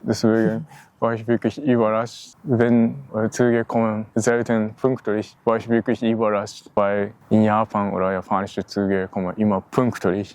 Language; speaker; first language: German; non-native, learner; Japanese